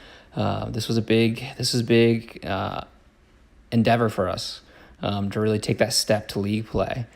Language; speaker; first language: English; native; English